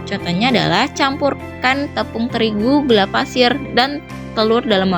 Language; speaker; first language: Indonesian; native; Indonesian